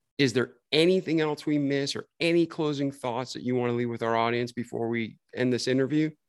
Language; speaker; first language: English; native; English